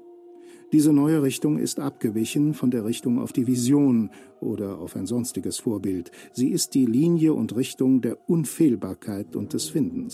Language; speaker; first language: German; native; German